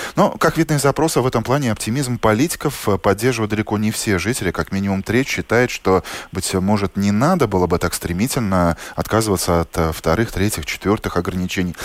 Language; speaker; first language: Russian; native; Russian